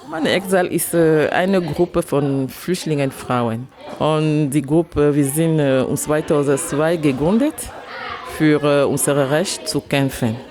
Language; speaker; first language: German; non-native, learner; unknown